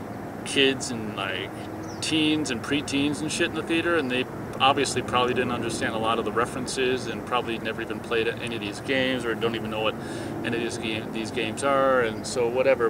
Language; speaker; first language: English; native; English